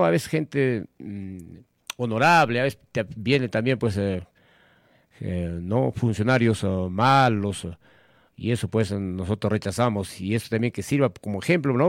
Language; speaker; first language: Spanish; native; Spanish